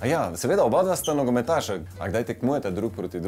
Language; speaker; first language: Slovenian; native; Slovenian